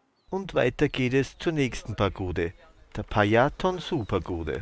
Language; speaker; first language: German; native; German